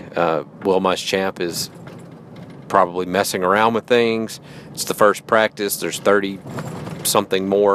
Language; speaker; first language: English; native; English